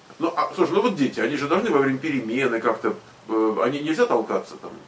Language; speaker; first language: Russian; native; Russian